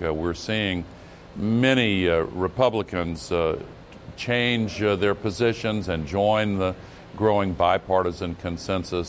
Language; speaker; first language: English; native; English